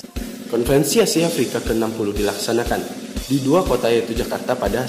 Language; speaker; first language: Indonesian; native; Indonesian